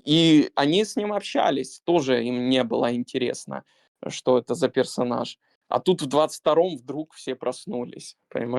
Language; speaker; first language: Russian; native; Russian